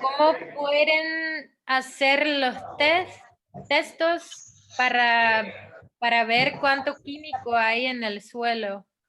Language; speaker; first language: Spanish; non-native, fluent; Dutch